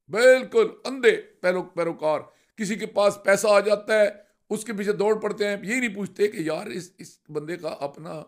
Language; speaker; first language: Urdu; non-native, local second language; Punjabi